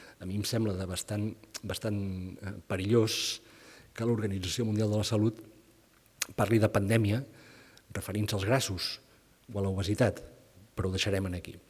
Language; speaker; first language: Catalan; native; Catalan